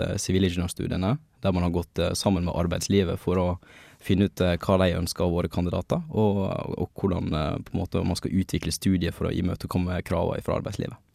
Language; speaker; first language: Norwegian; native; Norwegian